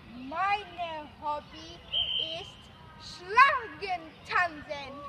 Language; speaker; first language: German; non-native, learner; English